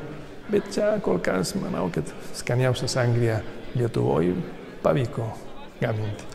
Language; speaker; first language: Lithuanian; non-native, learner; Spanish